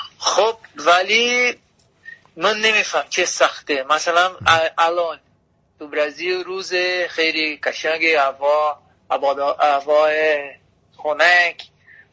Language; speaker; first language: Persian; non-native, learner; Portuguese